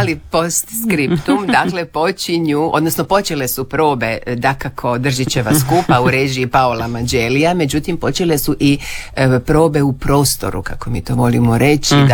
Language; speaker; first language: Serbian; native; Serbian